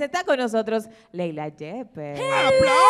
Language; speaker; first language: Spanish; native; Spanish